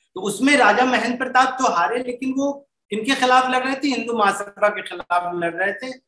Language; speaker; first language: Hindi; native; Hindi